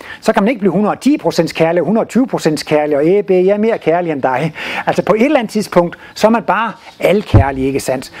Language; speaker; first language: Danish; native; Danish